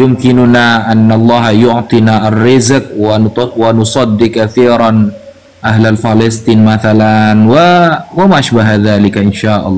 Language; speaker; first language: Arabic; non-native, learner; Indonesian